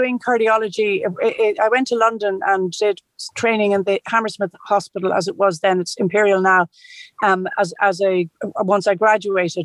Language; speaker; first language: English; native; English